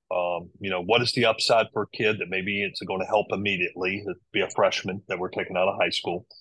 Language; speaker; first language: English; native; English